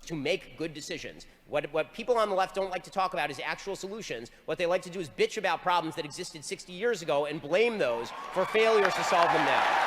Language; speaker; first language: English; native; English